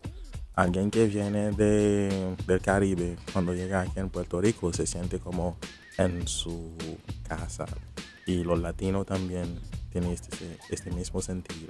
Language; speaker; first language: Spanish; non-native, fluent; Haitian Creole